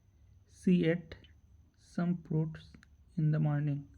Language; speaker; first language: English; non-native, local second language; Hindi